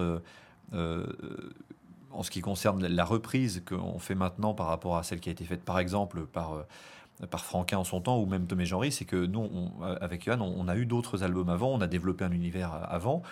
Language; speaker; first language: French; native; French